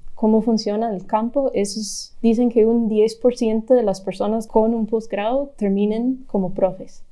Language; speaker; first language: Spanish; non-native, fluent; English